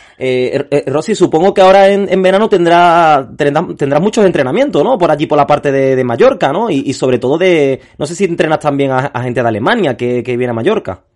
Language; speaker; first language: Spanish; native; Spanish